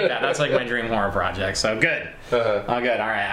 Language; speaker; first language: English; native; English